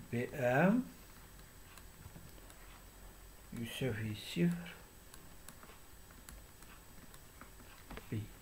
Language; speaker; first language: Arabic; native; Arabic